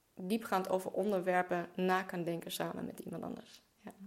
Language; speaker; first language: Dutch; non-native, fluent; German